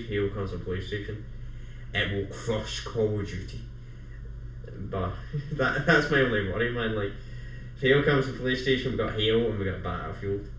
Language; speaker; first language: English; native; English